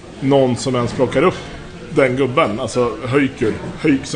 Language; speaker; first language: Swedish; native; Swedish